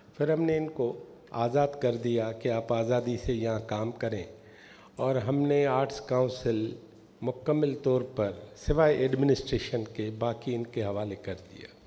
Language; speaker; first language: Urdu; non-native, local second language; Sindhi